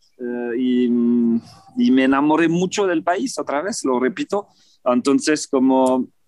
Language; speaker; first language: Spanish; non-native, fluent; French